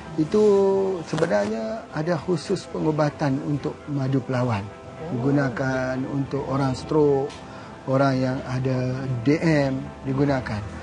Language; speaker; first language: Malay; native; Malay